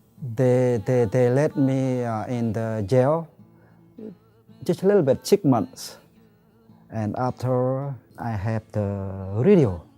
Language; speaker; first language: English; non-native, learner; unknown